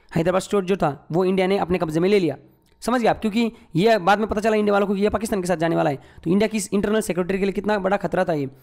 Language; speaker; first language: Hindi; non-native, local second language; Marathi